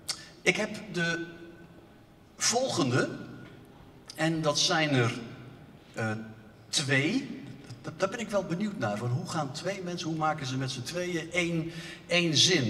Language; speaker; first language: Dutch; native; Dutch